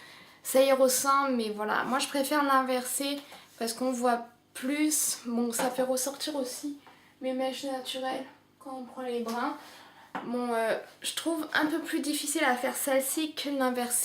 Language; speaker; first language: French; native; French